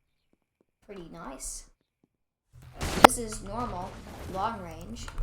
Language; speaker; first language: English; native; English